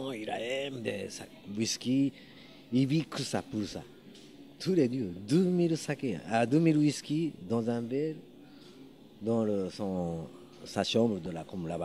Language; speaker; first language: French; non-native, learner; Japanese